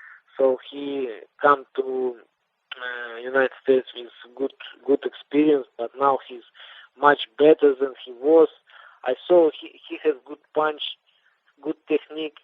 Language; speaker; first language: English; non-native, learner; Russian